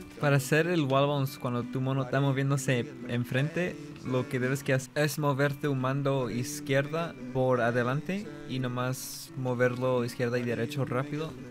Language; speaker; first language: Spanish; early bilingual, heritage; Spanish